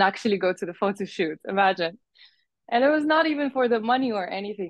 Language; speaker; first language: English; non-native, fluent; Uzbek